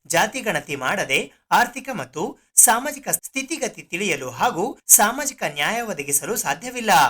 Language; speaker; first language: Kannada; native; Kannada